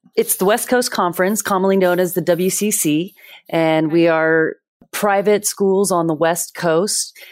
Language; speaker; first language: English; native; English